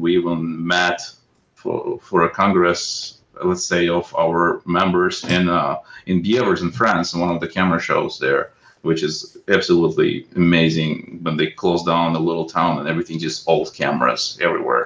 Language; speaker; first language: English; non-native, fluent; Russian